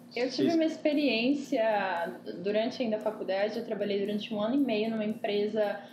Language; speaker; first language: Portuguese; native; Portuguese